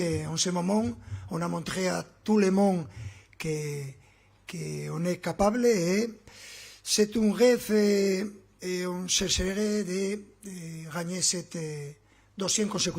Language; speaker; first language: French; non-native, fluent; Spanish